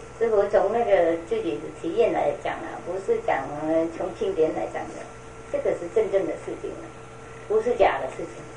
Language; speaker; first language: Chinese; non-native, fluent; Vietnamese